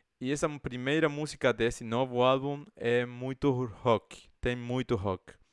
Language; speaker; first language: Portuguese; non-native, fluent; Spanish